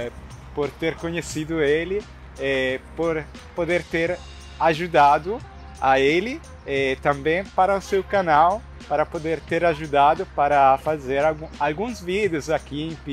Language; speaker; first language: Portuguese; non-native, learner; Italian